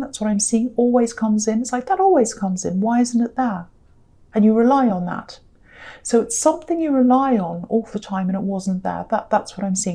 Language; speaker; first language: English; native; English